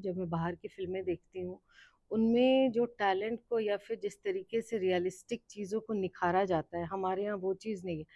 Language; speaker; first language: Hindi; native; Hindi